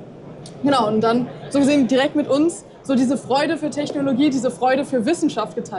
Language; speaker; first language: German; native; German